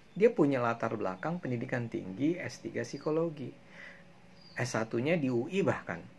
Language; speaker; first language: Indonesian; native; Indonesian